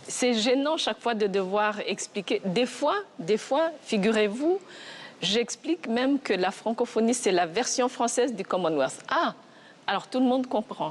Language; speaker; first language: French; non-native, local second language; Kinyarwanda